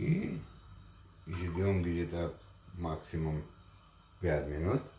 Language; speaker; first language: Russian; non-native, learner; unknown